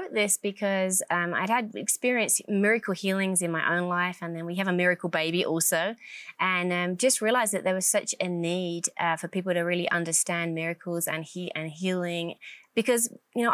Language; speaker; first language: English; native; English